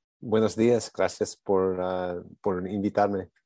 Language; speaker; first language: Spanish; non-native, learner; English